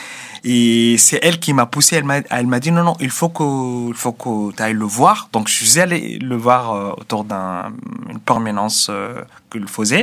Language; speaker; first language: French; non-native, fluent; Arabic